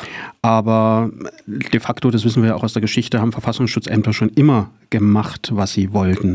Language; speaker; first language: German; native; German